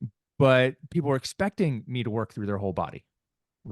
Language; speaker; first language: English; native; English